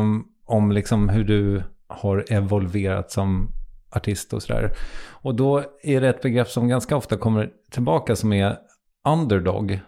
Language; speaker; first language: Swedish; native; Swedish